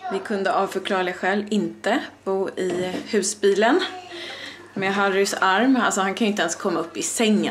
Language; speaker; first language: Swedish; native; Swedish